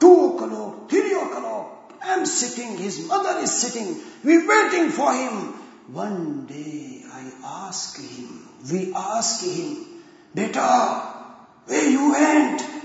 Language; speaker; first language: English; non-native, local second language; Urdu